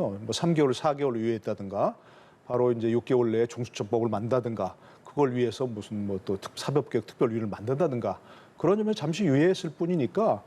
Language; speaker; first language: Korean; native; Korean